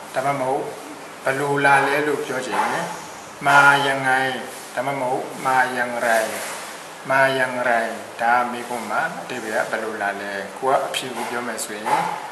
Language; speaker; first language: Burmese; native; Burmese